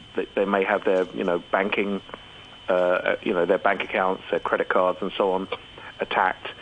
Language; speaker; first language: English; native; English